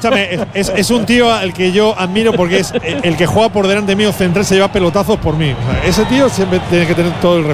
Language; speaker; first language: Spanish; native; Spanish